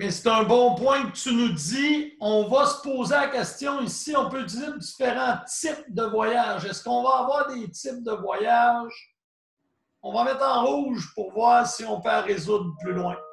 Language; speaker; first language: French; native; French